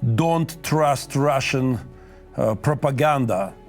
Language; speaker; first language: English; non-native, learner; Ukrainian